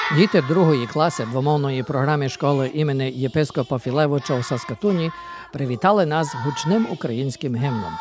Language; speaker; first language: Ukrainian; early bilingual, heritage; Ukrainian